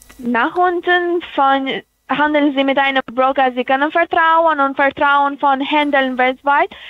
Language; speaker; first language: German; non-native, fluent; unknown